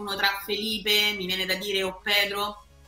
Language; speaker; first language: Italian; native; Italian